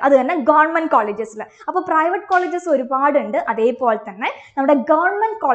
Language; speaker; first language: Malayalam; native; Malayalam